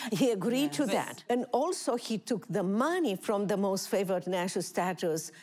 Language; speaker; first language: English; non-native, fluent; Romanian